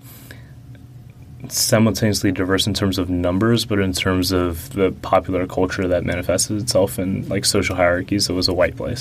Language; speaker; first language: English; early bilingual, other home language; Russian